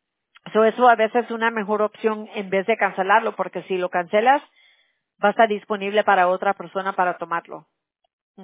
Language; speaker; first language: Spanish; early bilingual, heritage; Spanish